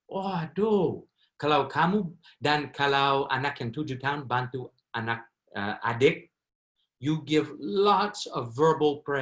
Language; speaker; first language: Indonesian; non-native, fluent; English